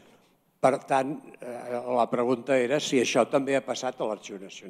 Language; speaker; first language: Catalan; native; Catalan